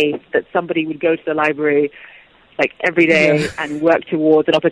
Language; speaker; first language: English; native; English